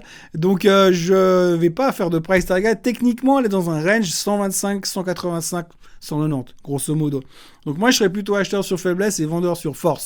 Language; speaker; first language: French; native; French